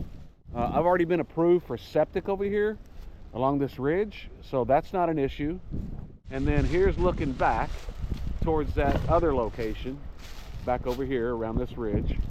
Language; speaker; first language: English; native; English